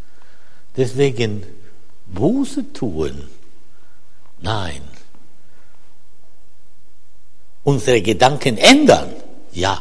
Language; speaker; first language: German; non-native, fluent; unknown